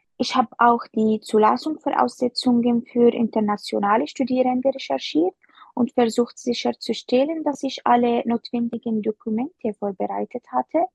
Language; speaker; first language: German; non-native, fluent; Arabic